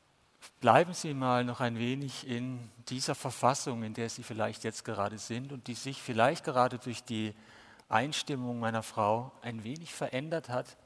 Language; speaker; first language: German; native; German